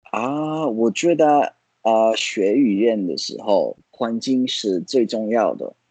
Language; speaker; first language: Chinese; non-native, fluent; Italian